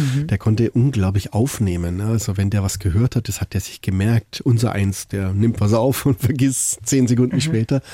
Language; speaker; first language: German; native; German